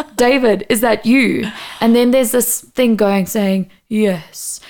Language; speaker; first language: English; non-native, local second language; Portuguese